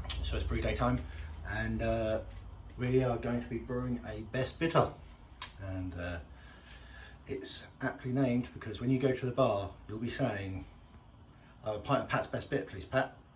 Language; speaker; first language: English; native; English